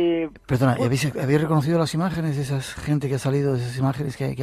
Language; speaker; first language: Spanish; native; Spanish